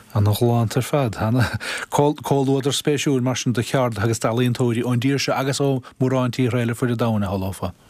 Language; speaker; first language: Irish; native; Irish